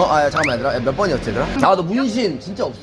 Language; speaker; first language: Korean; native; Korean